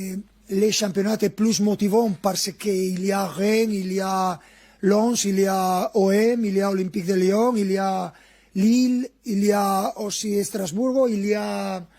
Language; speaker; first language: French; non-native, fluent; Spanish